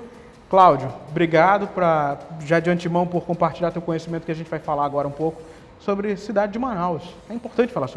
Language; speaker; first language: Portuguese; native; Portuguese